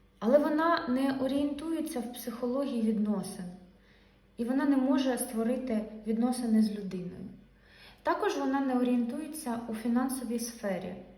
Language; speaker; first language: Ukrainian; non-native, local second language; Russian